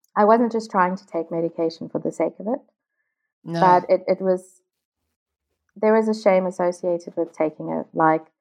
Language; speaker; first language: English; native; English